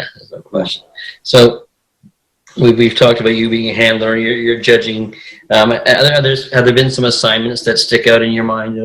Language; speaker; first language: English; native; English